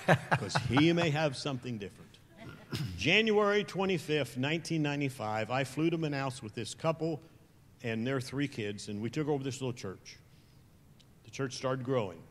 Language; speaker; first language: English; native; English